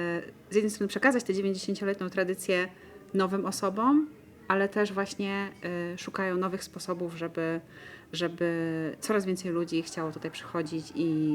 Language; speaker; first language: Polish; native; Polish